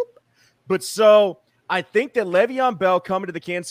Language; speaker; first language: English; native; English